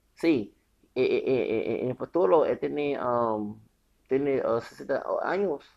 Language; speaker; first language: Spanish; non-native, learner; English